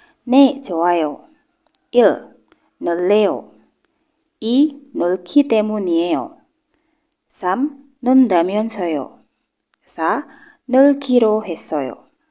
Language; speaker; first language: Korean; non-native, learner; Indonesian